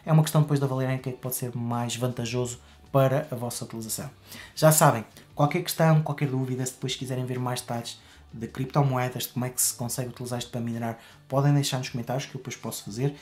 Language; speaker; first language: Portuguese; native; Portuguese